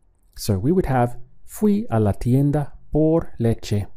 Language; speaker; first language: Spanish; non-native, fluent; English